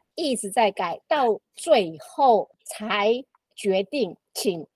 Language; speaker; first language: Chinese; native; Chinese